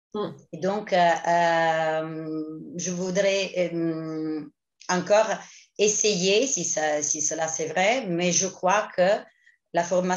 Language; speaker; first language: French; non-native, fluent; Italian